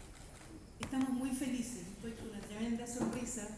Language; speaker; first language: Spanish; native; Spanish